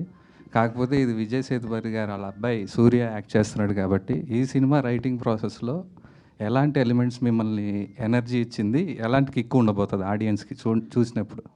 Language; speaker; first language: Telugu; native; Telugu